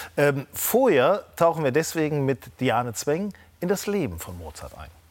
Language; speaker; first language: German; native; German